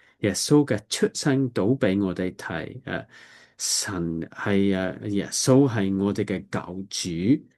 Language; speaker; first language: Cantonese; non-native, learner; English